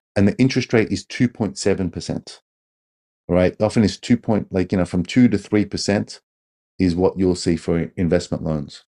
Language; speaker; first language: English; native; English